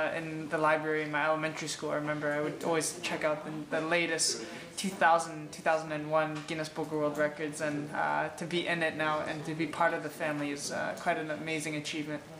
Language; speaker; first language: English; native; English